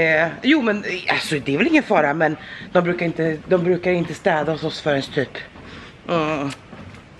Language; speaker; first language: Swedish; native; Swedish